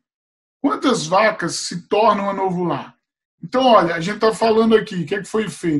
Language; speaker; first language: Portuguese; native; Portuguese